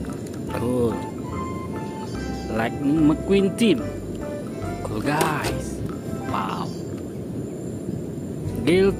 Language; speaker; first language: English; non-native, learner; Indonesian